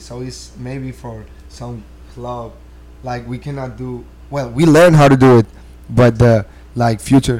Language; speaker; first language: English; non-native, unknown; Spanish